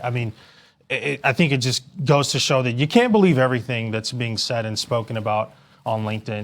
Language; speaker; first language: English; native; English